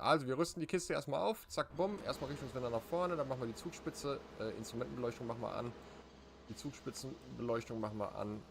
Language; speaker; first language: German; native; German